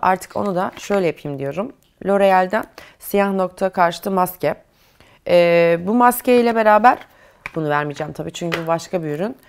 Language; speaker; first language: Turkish; native; Turkish